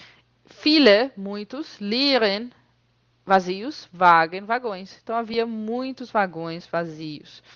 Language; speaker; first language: Portuguese; native; Portuguese